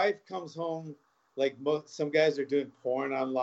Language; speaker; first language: English; native; English